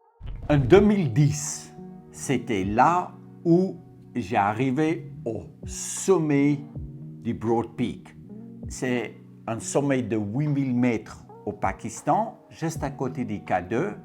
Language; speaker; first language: French; non-native, fluent; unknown